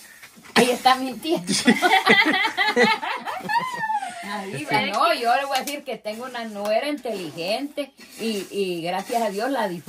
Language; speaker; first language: Spanish; native; Spanish